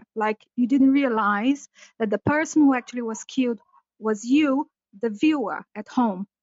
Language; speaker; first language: English; early bilingual, other home language; Portuguese